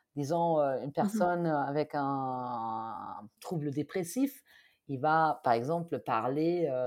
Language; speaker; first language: French; non-native, fluent; German